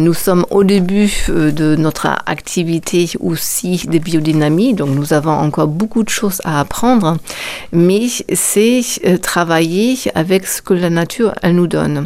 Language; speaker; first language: French; non-native, fluent; German